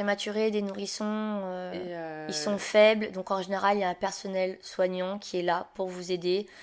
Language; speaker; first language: French; native; French